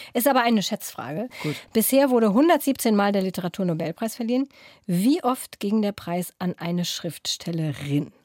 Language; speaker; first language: German; native; German